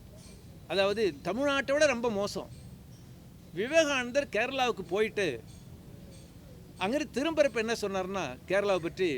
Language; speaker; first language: Tamil; native; Tamil